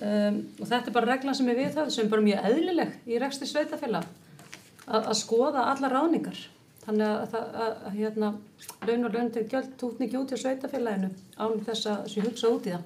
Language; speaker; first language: Icelandic; native; Icelandic